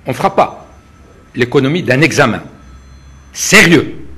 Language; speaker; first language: French; non-native, local second language; Arabic